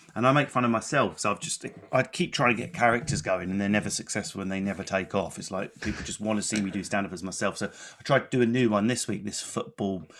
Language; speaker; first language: English; native; English